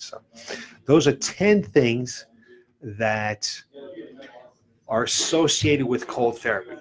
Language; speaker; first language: English; native; English